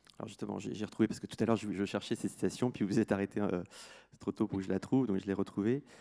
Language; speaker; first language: French; native; French